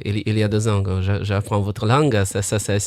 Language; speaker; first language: French; non-native, fluent; Russian